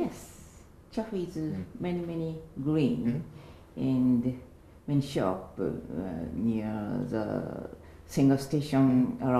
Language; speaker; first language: English; non-native, learner; Japanese